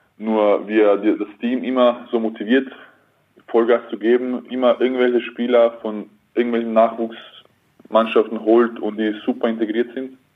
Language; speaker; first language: German; early bilingual, other home language; Bosnian